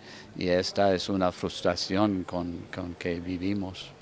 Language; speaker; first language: Spanish; non-native, fluent; English